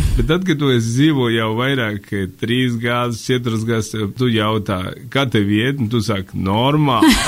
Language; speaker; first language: Latvian; non-native, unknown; Spanish